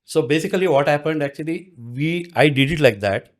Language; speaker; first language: English; non-native, local second language; Kannada